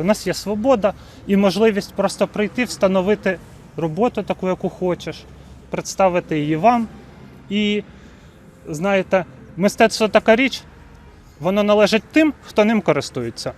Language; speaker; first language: Ukrainian; native; Ukrainian